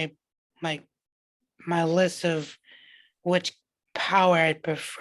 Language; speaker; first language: English; native; English